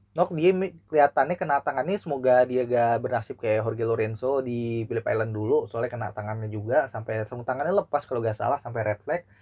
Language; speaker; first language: Indonesian; native; Indonesian